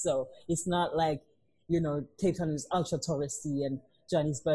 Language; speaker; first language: English; non-native, local second language; Zulu